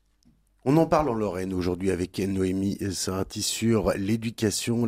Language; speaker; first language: French; native; French